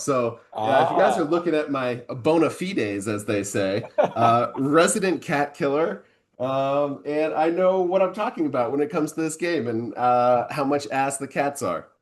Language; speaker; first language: English; native; English